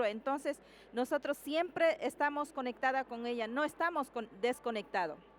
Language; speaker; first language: Spanish; non-native, local second language; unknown